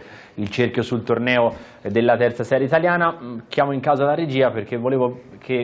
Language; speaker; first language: Italian; native; Italian